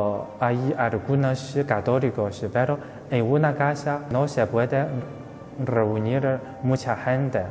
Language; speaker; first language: Spanish; non-native, fluent; Chinese